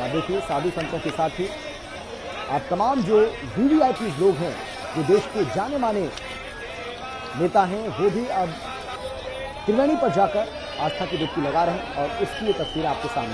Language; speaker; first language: Hindi; native; Hindi